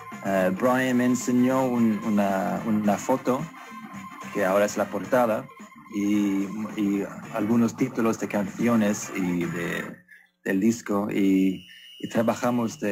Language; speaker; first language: Spanish; non-native, fluent; Swedish